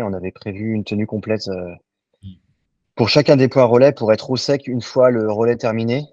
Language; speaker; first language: French; native; French